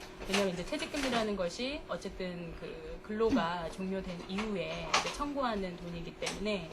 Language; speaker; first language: Korean; native; Korean